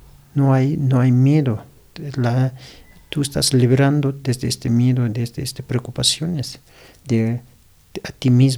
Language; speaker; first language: Spanish; non-native, learner; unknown